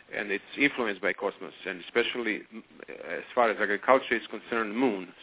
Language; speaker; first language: English; non-native, fluent; Croatian